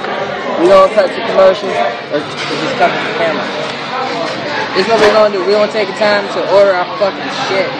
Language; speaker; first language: English; native; English